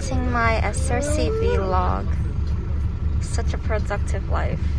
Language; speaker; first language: English; early bilingual, other home language; Korean